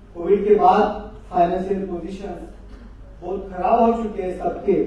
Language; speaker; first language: Hindi; non-native, local second language; Marathi